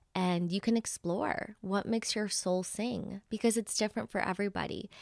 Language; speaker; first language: English; early bilingual, other home language; Spanish